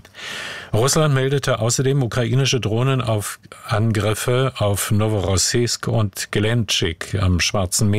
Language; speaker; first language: German; native; German